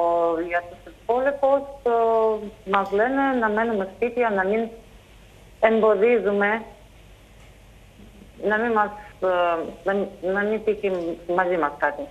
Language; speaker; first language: Greek; non-native, fluent; Russian